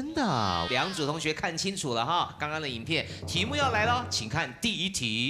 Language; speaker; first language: Chinese; native; Chinese